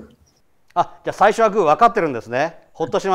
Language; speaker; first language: Japanese; native; Japanese